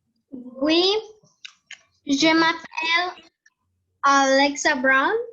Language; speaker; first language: French; non-native, learner; Spanish